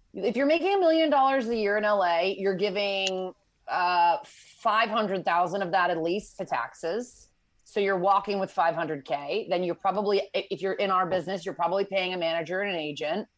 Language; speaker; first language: English; native; English